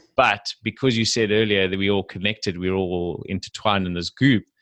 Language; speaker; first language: English; native; English